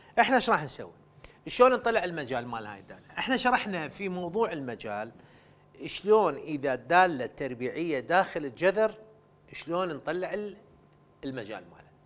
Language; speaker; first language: Arabic; non-native, local second language; Central Kurdish